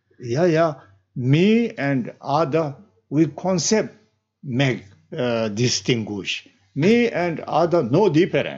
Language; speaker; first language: English; non-native, learner; Tibetan